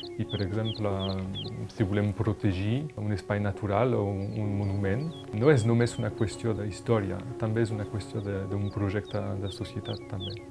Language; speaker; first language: Catalan; non-native, local second language; French